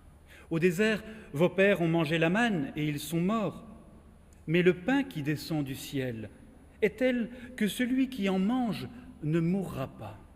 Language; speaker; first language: French; native; French